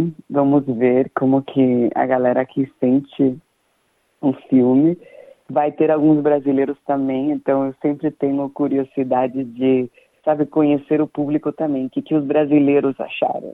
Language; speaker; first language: Portuguese; non-native, fluent; Danish